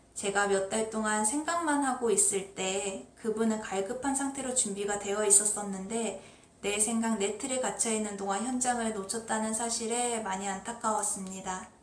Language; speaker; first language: Korean; native; Korean